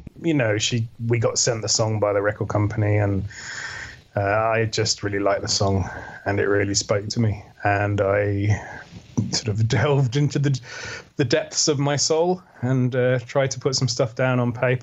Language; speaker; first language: English; native; English